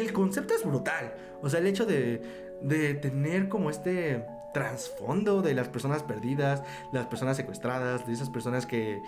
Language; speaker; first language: Spanish; native; Spanish